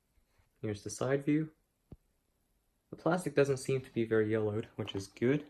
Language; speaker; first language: English; native; English